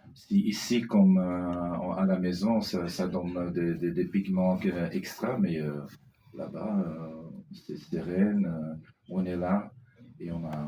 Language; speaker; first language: French; non-native, fluent; Dutch